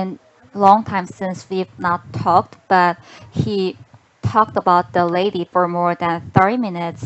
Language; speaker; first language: English; non-native, learner; Korean